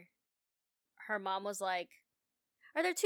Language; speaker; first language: English; non-native, local second language; Filipino